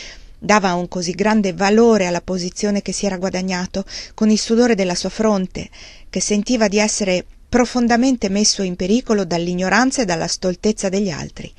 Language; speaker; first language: Italian; native; Italian